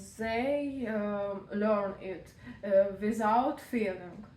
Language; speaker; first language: English; non-native, learner; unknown